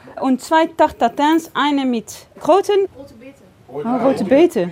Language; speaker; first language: German; non-native, learner; Dutch